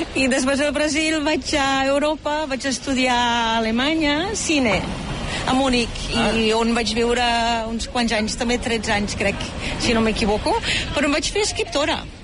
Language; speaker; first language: Catalan; non-native, fluent; German